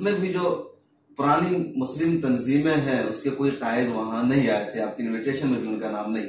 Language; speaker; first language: Hindi; native; Hindi